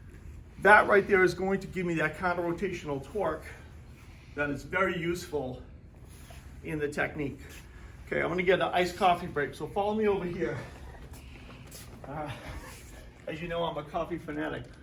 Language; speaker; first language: English; native; English